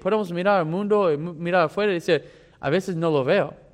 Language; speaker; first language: Spanish; non-native, fluent; English